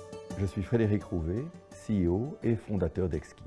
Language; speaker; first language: French; native; French